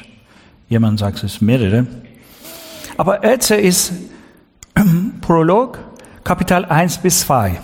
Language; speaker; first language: German; non-native, learner; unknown